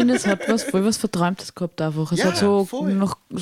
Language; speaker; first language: German; native; German